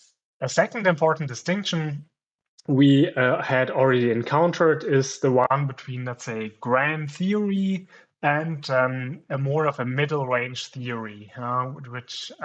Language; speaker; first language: English; non-native, fluent; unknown